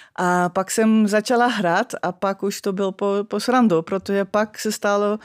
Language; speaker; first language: Czech; non-native, fluent; Dutch